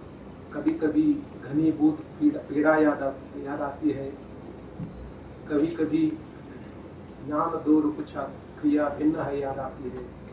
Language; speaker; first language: Hindi; non-native, local second language; Telugu